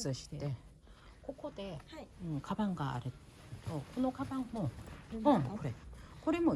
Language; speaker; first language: Japanese; non-native, learner; Korean